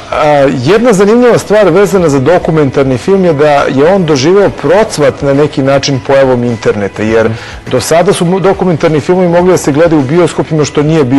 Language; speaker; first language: Serbian; native; Serbian